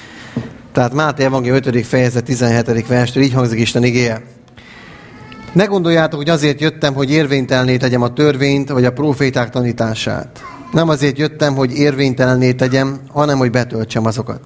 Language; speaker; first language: Hungarian; native; Hungarian